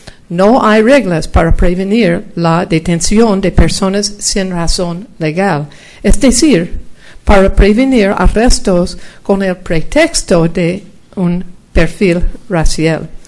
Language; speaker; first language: Spanish; non-native, fluent; English